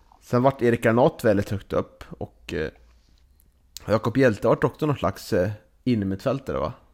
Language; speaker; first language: Swedish; native; Swedish